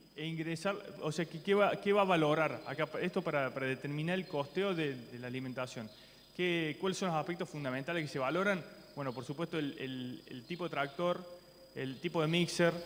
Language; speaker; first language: Spanish; native; Spanish